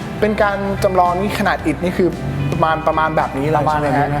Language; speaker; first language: Thai; native; Thai